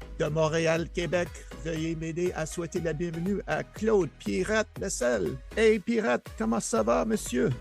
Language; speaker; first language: French; non-native, local second language; English